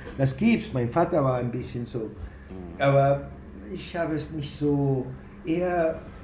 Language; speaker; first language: German; non-native, fluent; Spanish